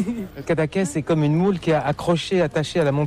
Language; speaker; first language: French; native; French